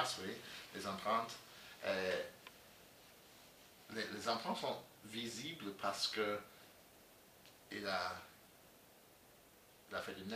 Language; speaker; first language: French; non-native, learner; English